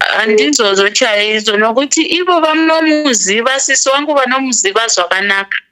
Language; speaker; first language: Shona; non-native, local second language; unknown